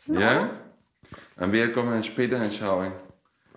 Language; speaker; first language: German; non-native, learner; Spanish